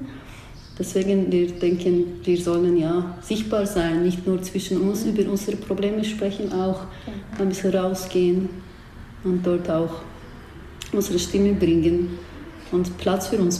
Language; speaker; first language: German; non-native, fluent; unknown